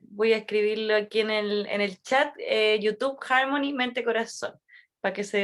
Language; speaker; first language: Spanish; native; Spanish